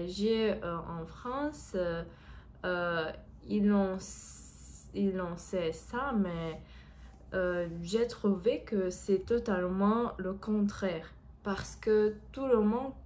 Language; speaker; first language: French; non-native, learner; Portuguese